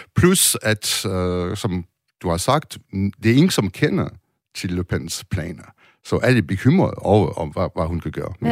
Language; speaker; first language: Danish; non-native, fluent; French